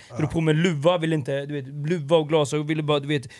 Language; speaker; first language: Swedish; native; Swedish